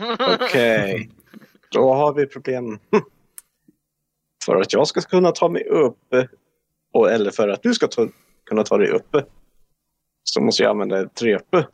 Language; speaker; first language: Swedish; non-native, fluent; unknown